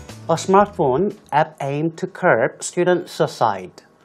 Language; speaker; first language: English; non-native, fluent; Korean